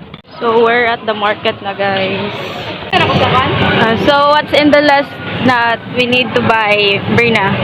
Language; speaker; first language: English; non-native, learner; Cebuano